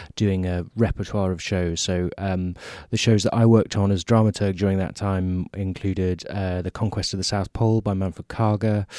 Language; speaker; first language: English; native; English